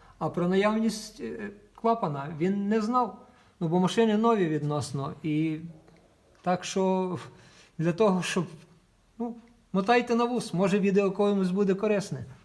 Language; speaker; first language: Ukrainian; native; Ukrainian